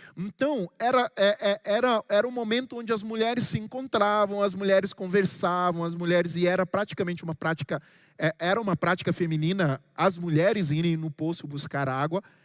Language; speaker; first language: Portuguese; non-native, local second language; Kabuverdianu